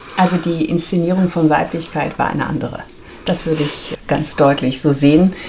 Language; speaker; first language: German; native; German